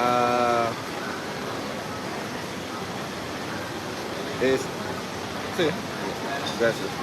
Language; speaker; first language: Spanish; non-native, learner; English